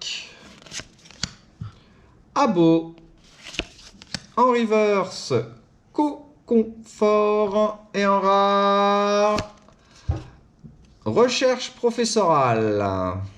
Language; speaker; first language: French; native; French